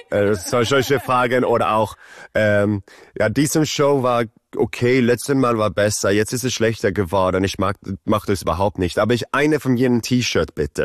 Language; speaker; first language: German; early bilingual, heritage; Swedish